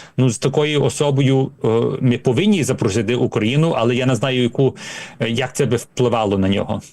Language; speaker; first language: Ukrainian; early bilingual, heritage; Ukrainian